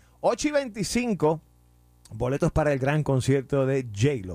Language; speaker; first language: Spanish; native; Spanish